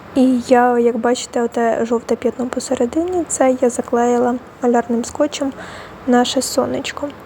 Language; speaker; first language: Ukrainian; non-native, local second language; Russian